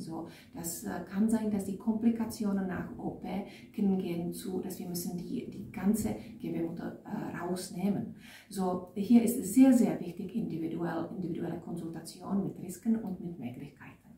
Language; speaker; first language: German; non-native, fluent; Czech